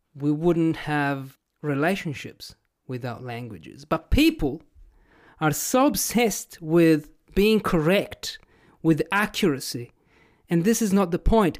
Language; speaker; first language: English; non-native, fluent; Italian